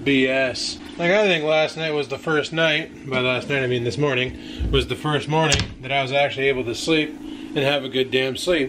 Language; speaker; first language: English; native; English